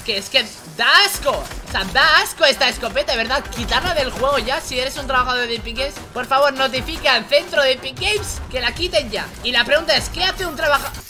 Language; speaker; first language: Spanish; native; Spanish